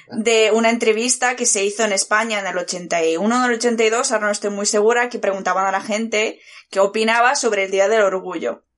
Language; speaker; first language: Spanish; early bilingual, other home language; Bulgarian